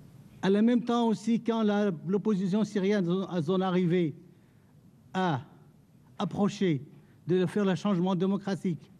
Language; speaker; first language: French; non-native, fluent; Arabic